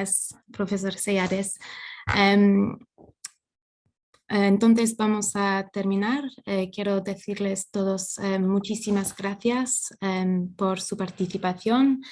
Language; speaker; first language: Spanish; non-native, fluent; English